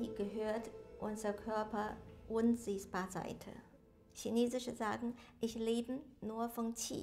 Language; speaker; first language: German; non-native, learner; Chinese